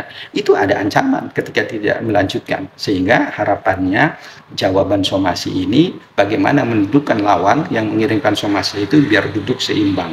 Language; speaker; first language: Indonesian; native; Indonesian